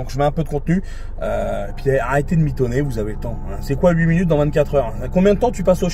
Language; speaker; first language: French; native; French